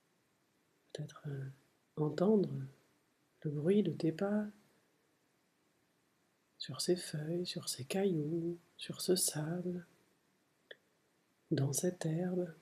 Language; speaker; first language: French; native; French